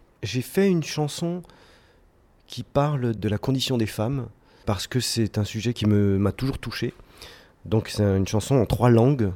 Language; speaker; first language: French; native; French